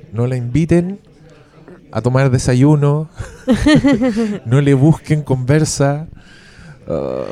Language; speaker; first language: Spanish; native; Spanish